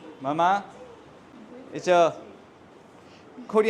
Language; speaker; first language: English; non-native, learner; Korean